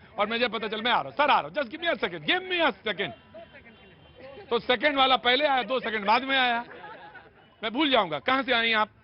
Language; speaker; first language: Hindi; native; Hindi